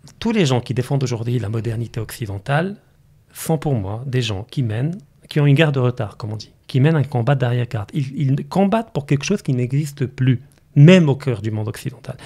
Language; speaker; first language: French; non-native, local second language; Arabic